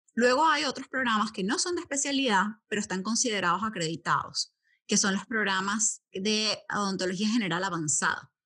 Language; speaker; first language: Spanish; native; Spanish